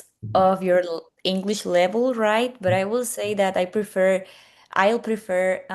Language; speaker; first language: English; non-native, learner; Spanish